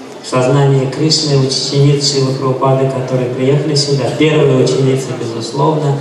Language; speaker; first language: Russian; native; Russian